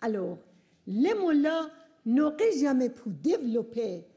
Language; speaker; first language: French; non-native, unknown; Persian